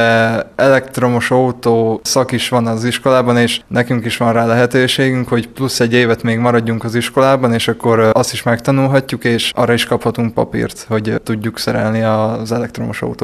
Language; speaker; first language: Hungarian; native; Hungarian